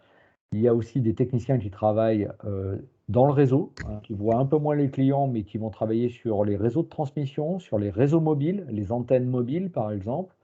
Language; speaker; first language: French; native; French